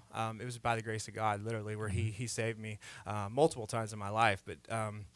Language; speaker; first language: English; native; English